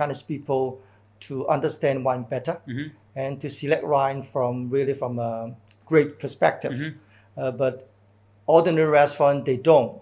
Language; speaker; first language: English; non-native, local second language; Cantonese